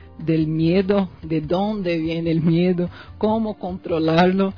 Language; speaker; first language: Spanish; non-native, fluent; Portuguese